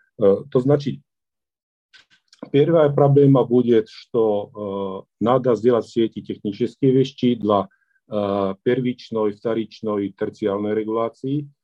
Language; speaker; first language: Russian; non-native, fluent; Slovak